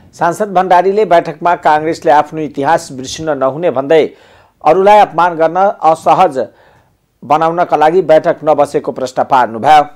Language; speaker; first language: Nepali; non-native, local second language; Maithili